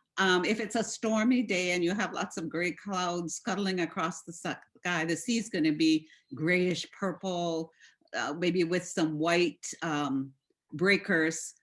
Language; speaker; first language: English; native; English